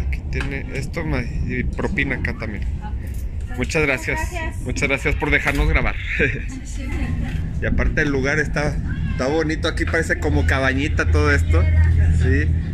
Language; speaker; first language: Spanish; native; Spanish